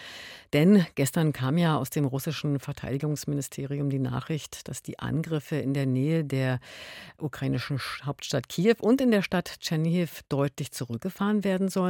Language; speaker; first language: German; native; German